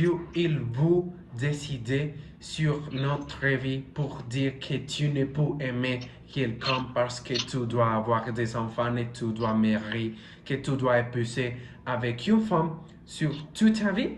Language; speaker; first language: French; non-native, learner; Spanish